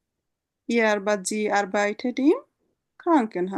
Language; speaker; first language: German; non-native, fluent; Bangla